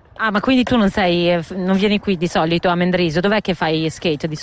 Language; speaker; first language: Italian; native; Italian